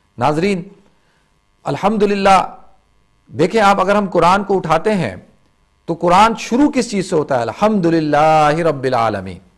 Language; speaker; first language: Urdu; native; Urdu